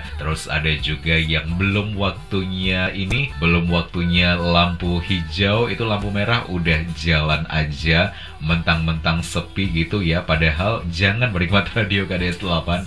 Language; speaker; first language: Indonesian; native; Indonesian